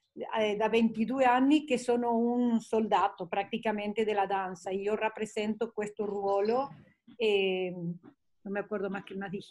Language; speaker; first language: Spanish; non-native, fluent; Italian